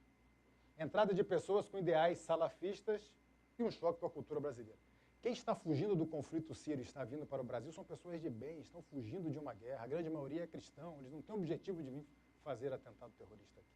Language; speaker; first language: Portuguese; native; Portuguese